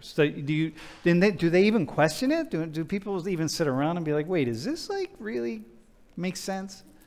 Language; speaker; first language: English; native; English